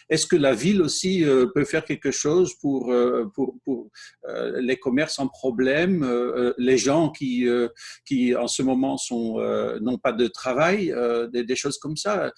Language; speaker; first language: French; non-native, fluent; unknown